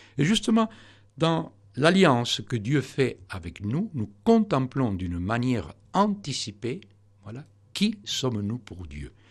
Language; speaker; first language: French; non-native, fluent; Spanish